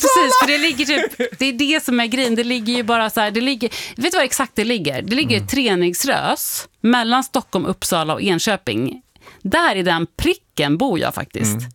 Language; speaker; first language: Swedish; native; Swedish